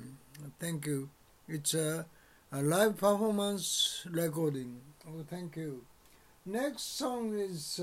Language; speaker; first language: English; non-native, learner; Japanese